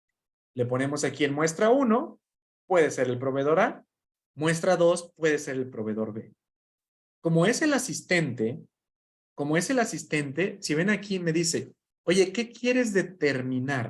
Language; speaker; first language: Spanish; native; Spanish